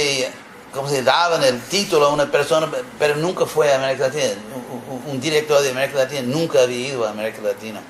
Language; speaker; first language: Spanish; non-native, fluent; English